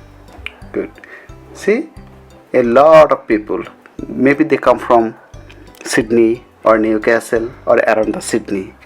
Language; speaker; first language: English; non-native, learner; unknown